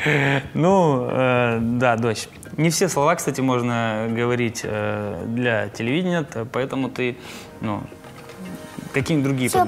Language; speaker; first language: Russian; native; Russian